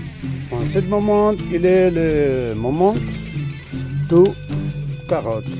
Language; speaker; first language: French; non-native, learner; Spanish